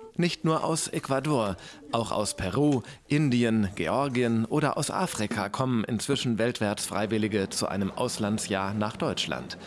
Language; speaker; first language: German; native; German